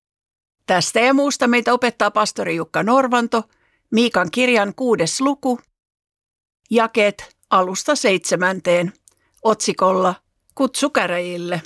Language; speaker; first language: Finnish; native; Finnish